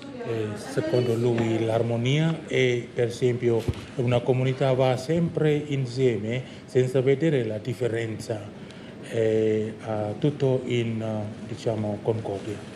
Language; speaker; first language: Italian; non-native, learner; Indonesian